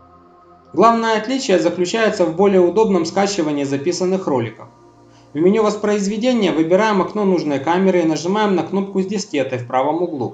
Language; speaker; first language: Russian; native; Russian